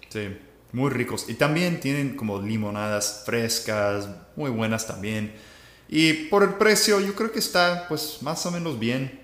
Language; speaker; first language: Spanish; non-native, fluent; English